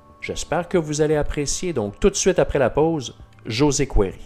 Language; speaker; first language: French; native; French